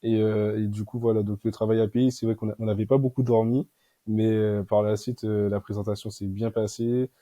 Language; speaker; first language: French; native; French